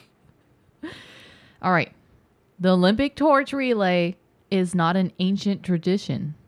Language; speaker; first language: English; early bilingual, other home language; Filipino